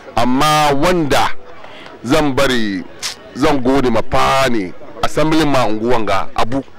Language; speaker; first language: Hausa; native; Hausa